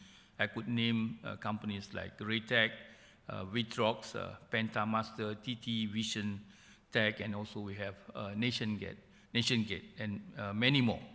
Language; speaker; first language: English; non-native, local second language; Malay